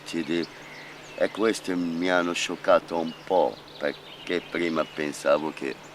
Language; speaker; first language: Italian; non-native, fluent; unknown